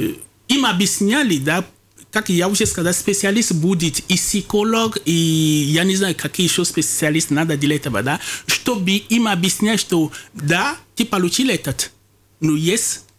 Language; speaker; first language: Russian; non-native, fluent; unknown